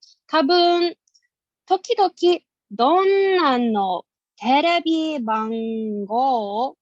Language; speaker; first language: Japanese; non-native, learner; English